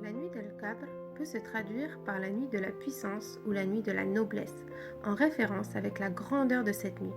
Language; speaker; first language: French; native; French